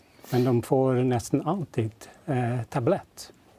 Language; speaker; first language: Swedish; non-native, fluent; English